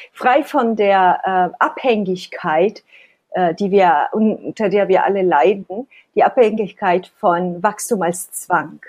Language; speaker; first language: German; non-native, fluent; Italian